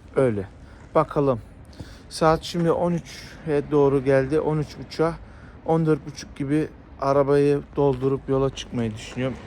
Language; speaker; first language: Turkish; early bilingual, heritage; Turkish